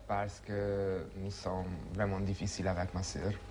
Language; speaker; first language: French; non-native, learner; Hungarian